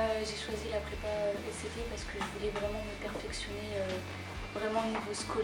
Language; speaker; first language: French; native; French